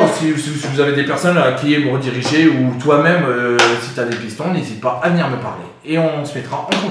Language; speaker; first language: French; native; French